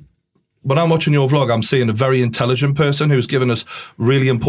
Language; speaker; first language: English; native; English